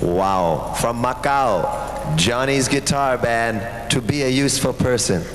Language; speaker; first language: English; non-native, fluent; Thai